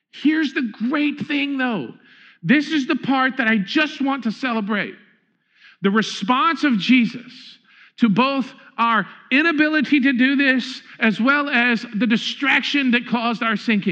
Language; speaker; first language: English; native; English